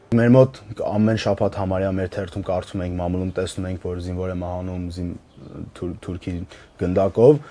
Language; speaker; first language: Armenian; early bilingual, heritage; Armenian